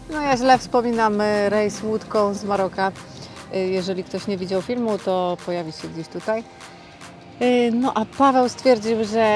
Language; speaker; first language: Polish; native; Polish